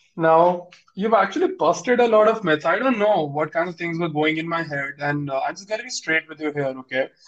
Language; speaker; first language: English; non-native, local second language; Hindi